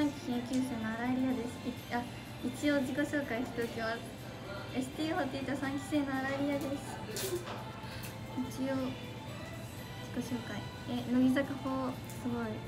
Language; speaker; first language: Japanese; native; Japanese